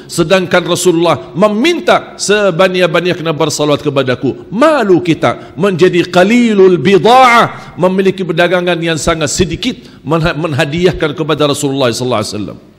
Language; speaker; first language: Malay; non-native, fluent; Arabic